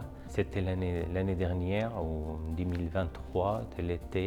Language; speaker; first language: French; non-native, learner; Arabic